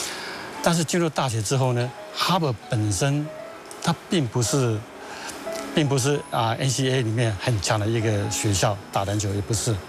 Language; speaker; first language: Chinese; native; Chinese